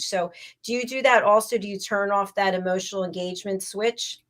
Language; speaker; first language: English; native; English